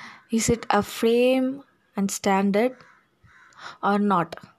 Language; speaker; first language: English; non-native, local second language; Tamil